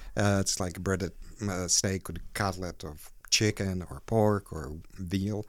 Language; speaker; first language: English; non-native, fluent; Ukrainian